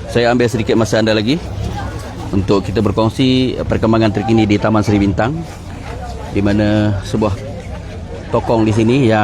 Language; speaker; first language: Malay; native; Malay